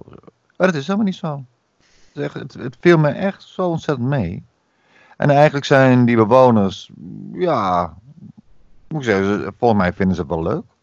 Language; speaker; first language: Dutch; native; Dutch